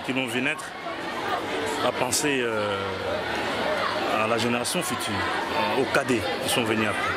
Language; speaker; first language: French; non-native, local second language; Kongo